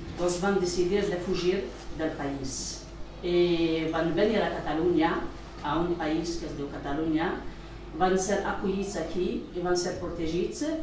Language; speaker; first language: Catalan; non-native, fluent; Kabyle